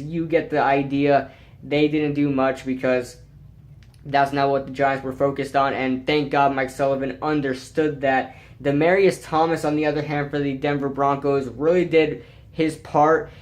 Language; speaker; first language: English; native; English